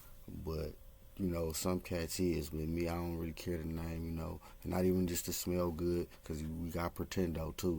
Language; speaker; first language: English; native; English